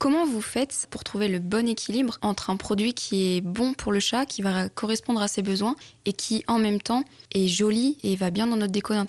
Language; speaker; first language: French; native; French